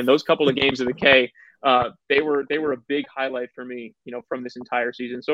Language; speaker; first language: English; native; English